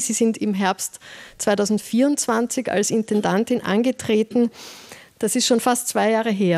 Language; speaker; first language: German; native; German